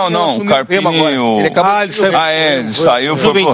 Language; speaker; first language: Portuguese; native; Portuguese